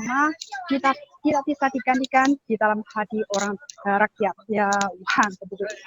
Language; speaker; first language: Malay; non-native, learner; Chinese